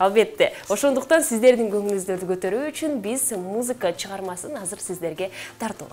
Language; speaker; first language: Kyrgyz; native; Kyrgyz